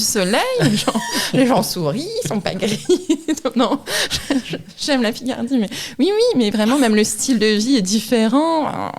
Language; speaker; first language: French; native; French